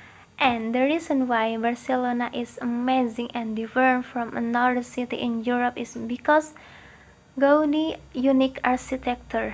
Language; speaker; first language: English; non-native, learner; Indonesian